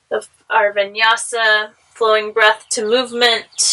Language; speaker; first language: English; native; English